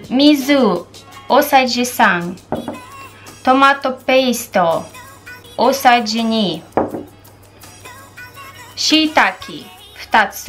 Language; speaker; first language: Japanese; non-native, learner; Russian